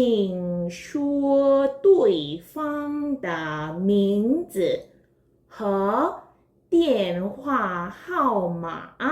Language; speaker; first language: Chinese; non-native, fluent; Korean